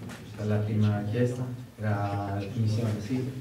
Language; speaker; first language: Italian; non-native, learner; French